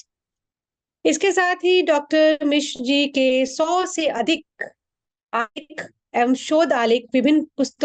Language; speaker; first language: Hindi; non-native, local second language; Morisyen